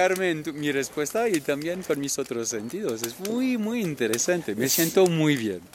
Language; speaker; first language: Spanish; non-native, fluent; French